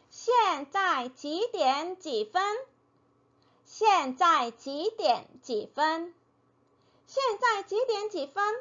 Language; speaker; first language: Chinese; non-native, fluent; Korean